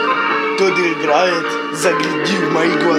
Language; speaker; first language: Russian; native; Russian